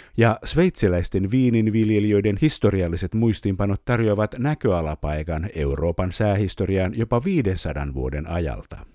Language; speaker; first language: Finnish; native; Finnish